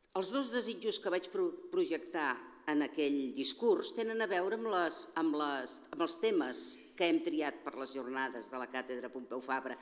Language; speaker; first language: Catalan; native; Catalan